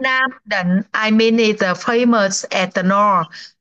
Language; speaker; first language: English; non-native, learner; Vietnamese